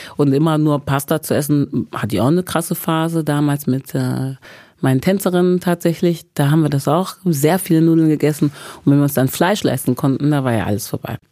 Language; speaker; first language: German; early bilingual, other home language; English